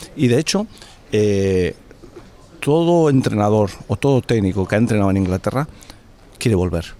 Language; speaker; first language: Spanish; native; Spanish